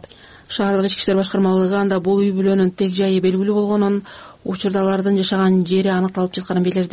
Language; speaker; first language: Kyrgyz; native; Kyrgyz